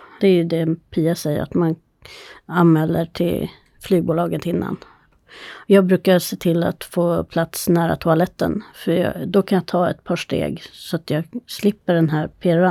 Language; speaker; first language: Swedish; native; Swedish